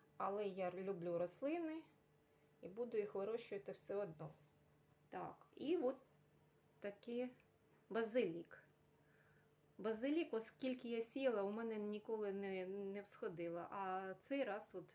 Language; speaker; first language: Ukrainian; non-native, local second language; Russian